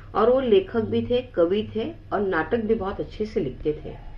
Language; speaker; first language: Hindi; non-native, local second language; Marathi